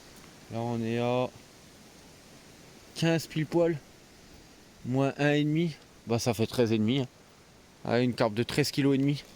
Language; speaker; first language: French; native; French